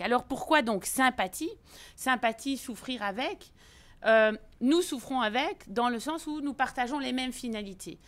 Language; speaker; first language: French; native; French